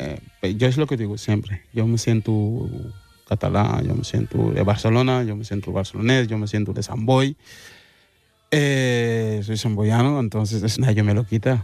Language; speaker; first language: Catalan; early bilingual, other home language; Wolof